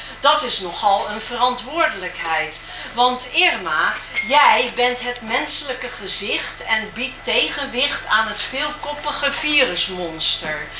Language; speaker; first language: Dutch; native; Dutch